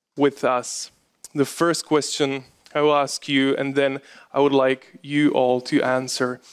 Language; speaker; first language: English; non-native, fluent; Czech